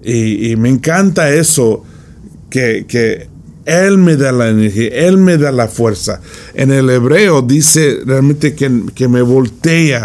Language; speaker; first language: Spanish; non-native, fluent; English